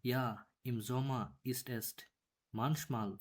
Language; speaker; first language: German; non-native, learner; Bangla